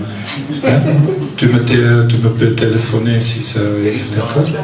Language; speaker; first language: French; non-native, local second language; Dutch